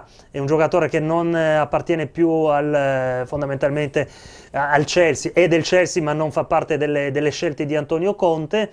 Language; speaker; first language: Italian; native; Italian